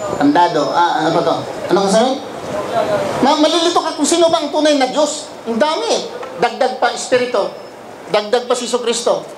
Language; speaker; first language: Filipino; non-native, local second language; Cebuano